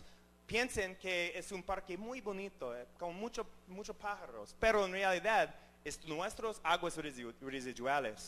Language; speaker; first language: Spanish; non-native, learner; English